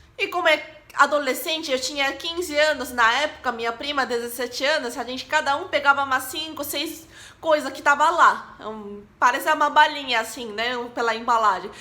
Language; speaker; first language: Portuguese; non-native, fluent; Korean